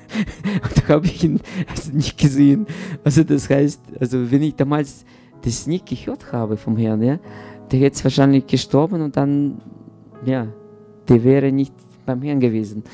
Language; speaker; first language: German; non-native, fluent; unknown